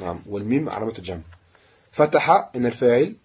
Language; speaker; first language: Arabic; non-native, fluent; French